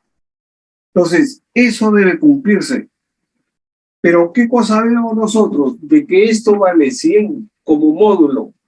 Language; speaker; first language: Spanish; native; Spanish